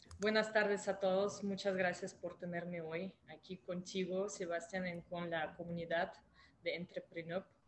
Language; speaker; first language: Spanish; non-native, fluent; Russian